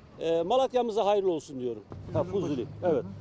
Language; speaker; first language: Turkish; native; Turkish